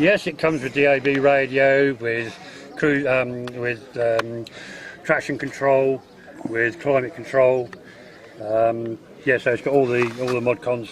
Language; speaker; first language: English; native; English